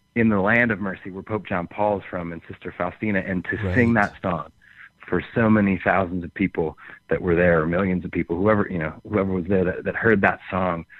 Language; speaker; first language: English; native; English